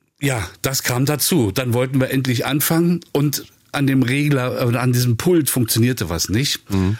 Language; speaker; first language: German; native; German